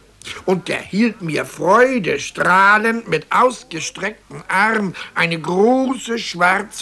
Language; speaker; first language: German; native; German